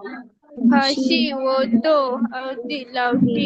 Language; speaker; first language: Chinese; non-native, learner; Bangla